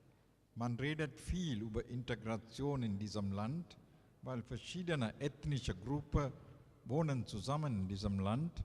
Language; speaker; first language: German; non-native, fluent; Tamil